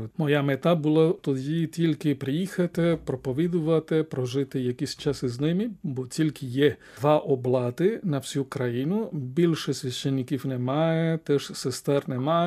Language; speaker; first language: Ukrainian; non-native, fluent; Spanish